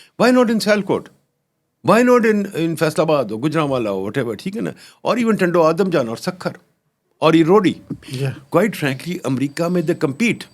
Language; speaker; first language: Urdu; native; Urdu